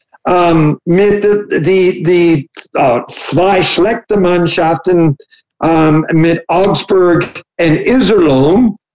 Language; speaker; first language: German; non-native, learner; English